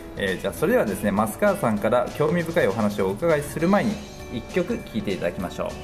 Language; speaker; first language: Japanese; native; Japanese